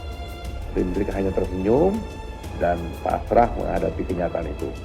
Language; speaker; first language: Indonesian; native; Indonesian